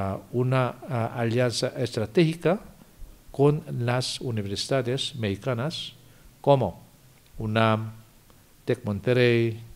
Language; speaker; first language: Spanish; non-native, fluent; Korean